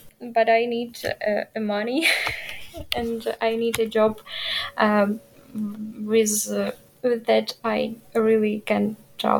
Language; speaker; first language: English; non-native, learner; Ukrainian